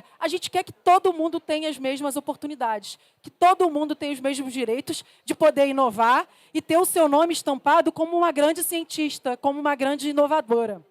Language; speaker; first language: Portuguese; native; Portuguese